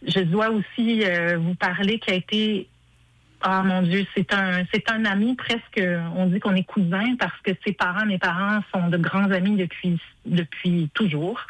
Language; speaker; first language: French; native; French